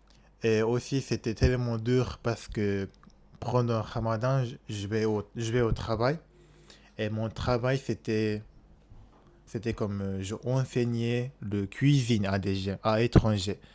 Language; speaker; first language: French; non-native, learner; Japanese